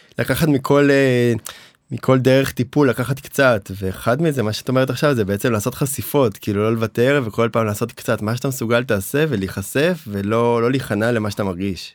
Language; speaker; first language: Hebrew; native; Hebrew